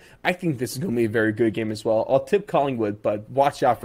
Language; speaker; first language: English; native; English